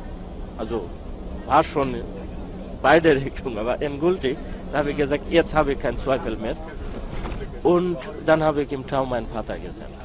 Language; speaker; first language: German; non-native, learner; Bangla